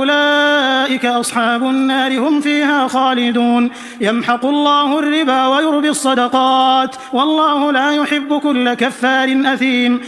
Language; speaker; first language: Arabic; native; Arabic